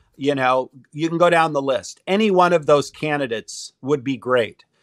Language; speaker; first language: English; native; English